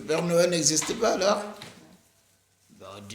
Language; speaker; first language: French; native; French